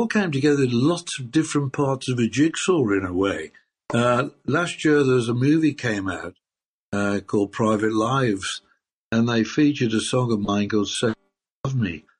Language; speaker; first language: English; native; English